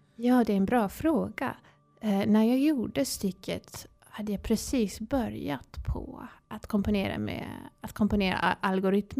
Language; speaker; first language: Swedish; non-native, fluent; English